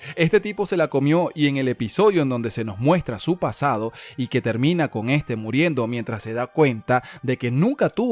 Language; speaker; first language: Spanish; native; Spanish